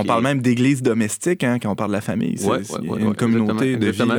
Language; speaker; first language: French; native; French